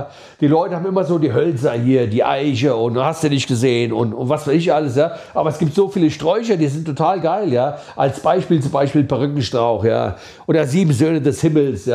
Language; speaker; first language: German; native; German